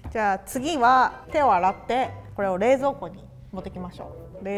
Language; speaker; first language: Japanese; native; Japanese